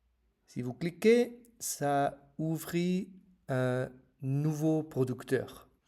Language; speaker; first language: French; non-native, fluent; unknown